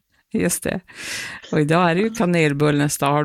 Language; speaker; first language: Swedish; native; Swedish